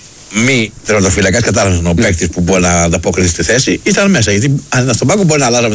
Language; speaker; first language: Greek; native; Greek